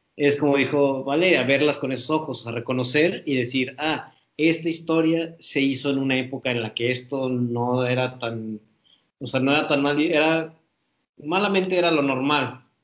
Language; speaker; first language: Spanish; native; Spanish